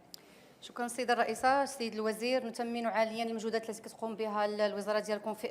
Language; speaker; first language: Arabic; native; Arabic